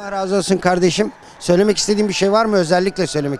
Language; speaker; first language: Turkish; native; Turkish